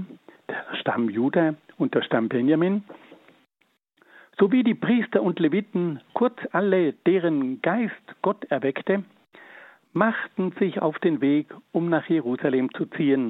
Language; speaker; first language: German; native; German